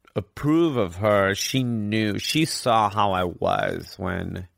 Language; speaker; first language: English; non-native, local second language; Urdu